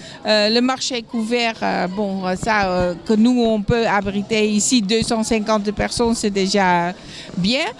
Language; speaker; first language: French; non-native, fluent; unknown